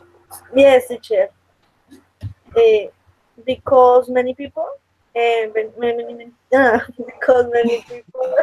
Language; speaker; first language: English; non-native, learner; Spanish